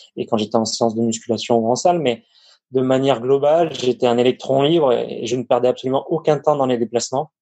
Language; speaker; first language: French; native; French